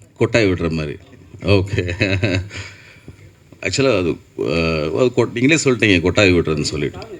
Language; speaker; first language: Tamil; native; Tamil